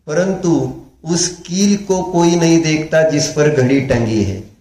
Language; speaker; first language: Hindi; non-native, local second language; Marathi